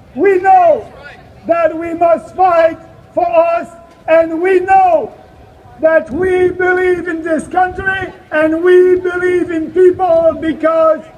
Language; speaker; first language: English; non-native, fluent; French